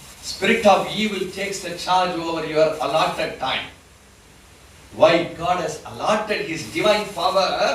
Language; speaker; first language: English; non-native, local second language; Tamil